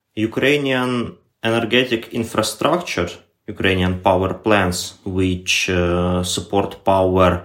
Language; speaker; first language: English; non-native, learner; Ukrainian